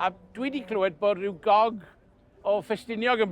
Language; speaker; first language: Welsh; native; Welsh